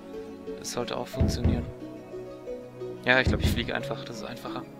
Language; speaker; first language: German; native; German